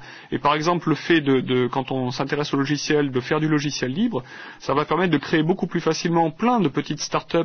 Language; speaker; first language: French; native; French